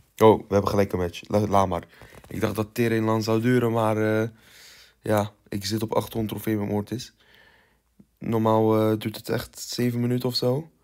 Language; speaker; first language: Dutch; early bilingual, other home language; Turkish